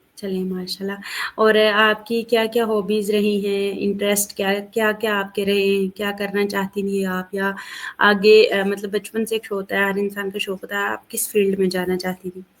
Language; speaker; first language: Urdu; native; Urdu